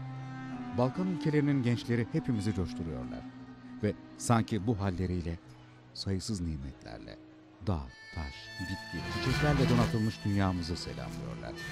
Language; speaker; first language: Turkish; native; Turkish